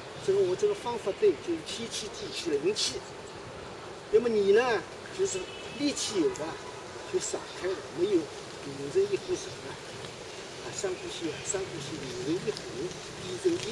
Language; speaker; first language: Chinese; native; Chinese